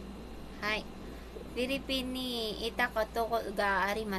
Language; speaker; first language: Japanese; non-native, learner; Filipino